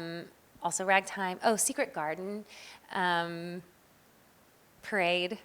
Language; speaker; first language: English; native; English